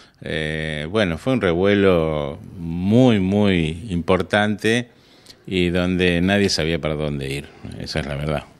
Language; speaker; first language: Spanish; native; Spanish